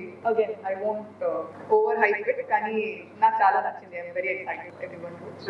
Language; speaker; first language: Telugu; non-native, local second language; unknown